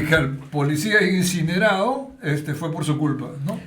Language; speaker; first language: Spanish; native; Spanish